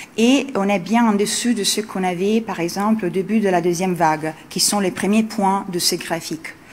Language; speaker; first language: French; non-native, fluent; Italian